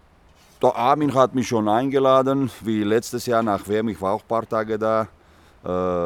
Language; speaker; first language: German; non-native, fluent; Russian